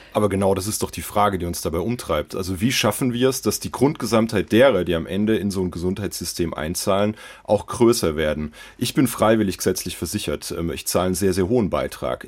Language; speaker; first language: German; native; German